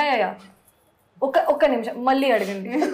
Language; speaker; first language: Telugu; non-native, fluent; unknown